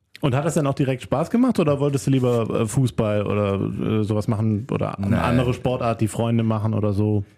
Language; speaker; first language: German; native; German